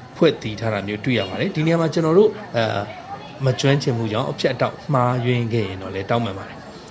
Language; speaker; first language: Burmese; native; Burmese